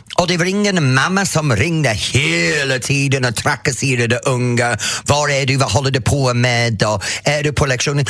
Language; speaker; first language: Swedish; non-native, fluent; English